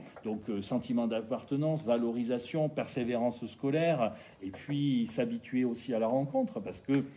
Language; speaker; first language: French; native; French